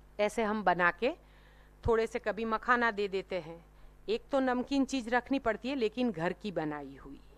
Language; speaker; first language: Hindi; non-native, local second language; Gujarati